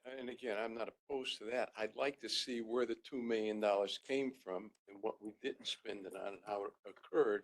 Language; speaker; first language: English; native; English